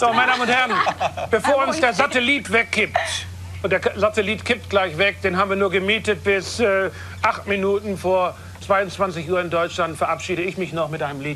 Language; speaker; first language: German; native; German